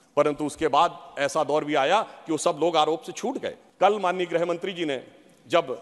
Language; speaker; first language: Hindi; native; Hindi